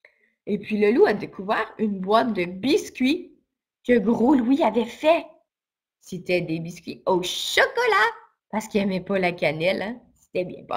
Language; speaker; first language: French; native; French